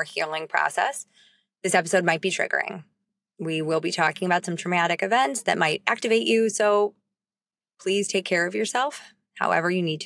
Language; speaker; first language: English; native; English